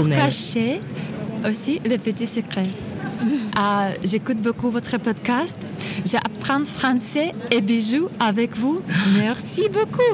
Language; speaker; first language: French; non-native, learner; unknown